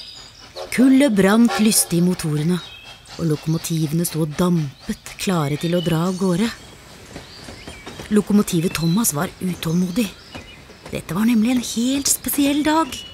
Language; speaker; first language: Norwegian; native; Norwegian